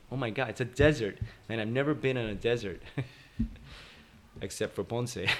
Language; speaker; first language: English; early bilingual, other home language; Spanish